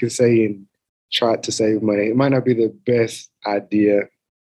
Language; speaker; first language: English; native; English